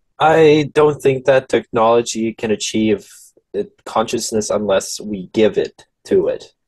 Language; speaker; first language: English; early bilingual, other home language; Russian